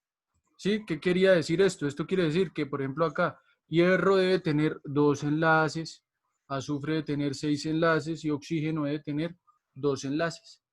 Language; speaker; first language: Spanish; native; Spanish